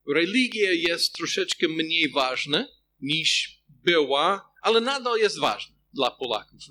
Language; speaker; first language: Polish; non-native, fluent; English